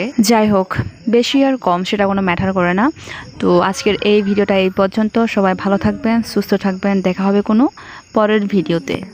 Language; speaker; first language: Bangla; non-native, local second language; Chakma